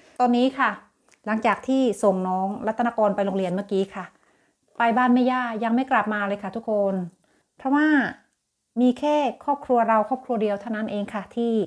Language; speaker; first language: Thai; native; Thai